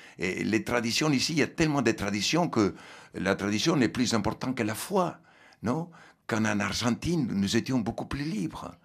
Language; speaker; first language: French; non-native, fluent; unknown